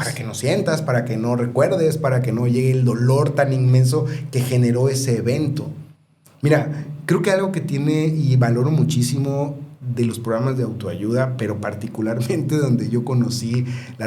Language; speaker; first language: Spanish; native; Spanish